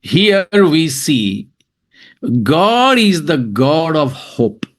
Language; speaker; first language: English; non-native, local second language; Malayalam